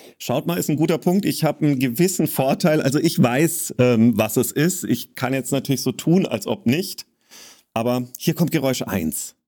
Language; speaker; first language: German; native; German